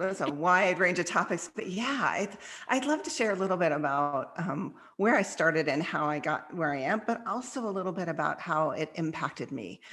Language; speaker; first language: English; native; English